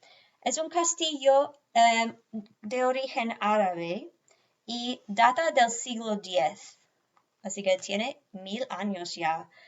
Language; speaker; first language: Spanish; non-native, fluent; English